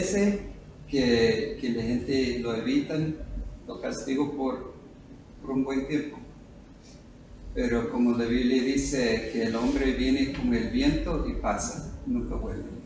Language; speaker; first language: Spanish; non-native, fluent; English